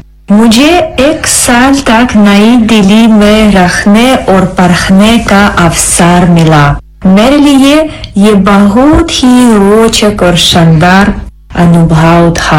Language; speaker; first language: Hindi; non-native, fluent; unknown